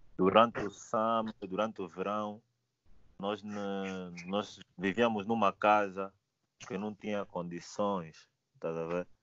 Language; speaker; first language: Portuguese; native; Portuguese